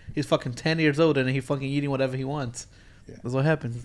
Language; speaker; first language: English; non-native, fluent; Portuguese